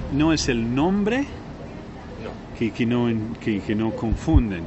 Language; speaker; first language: Spanish; non-native, learner; English